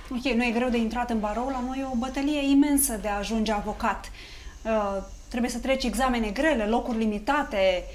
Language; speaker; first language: Romanian; native; Romanian